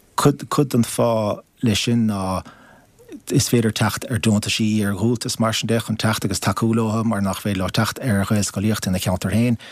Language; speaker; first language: Irish; native; Irish